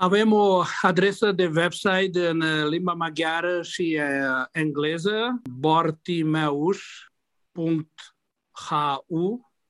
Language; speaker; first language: Romanian; non-native, local second language; Hungarian